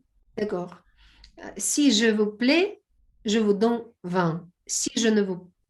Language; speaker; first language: French; non-native, learner; Russian